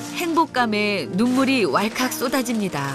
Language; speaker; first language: Korean; native; Korean